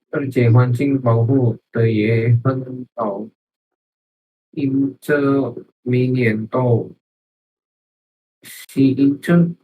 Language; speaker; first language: Chinese; non-native, learner; Indonesian